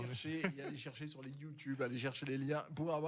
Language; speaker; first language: French; native; French